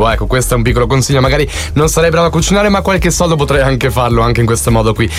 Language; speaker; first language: Italian; native; Italian